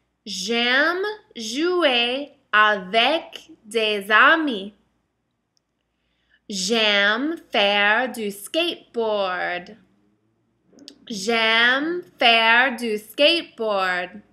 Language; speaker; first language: French; non-native, fluent; English